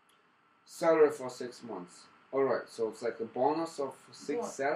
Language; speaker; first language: English; non-native, fluent; Russian